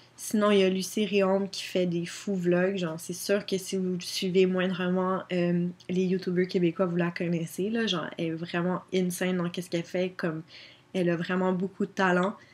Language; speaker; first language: French; native; French